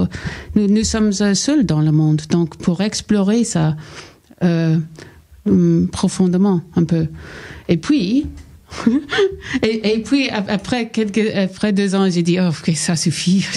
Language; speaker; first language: French; non-native, local second language; English